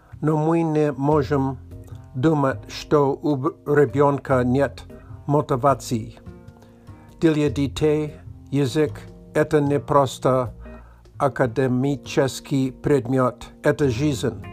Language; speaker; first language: Russian; non-native, learner; English